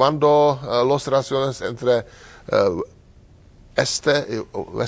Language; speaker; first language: Spanish; non-native, learner; Czech